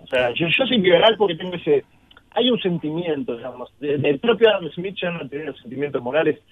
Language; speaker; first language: Spanish; native; Spanish